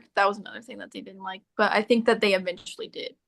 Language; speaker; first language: English; native; English